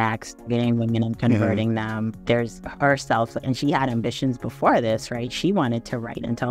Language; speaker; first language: English; native; English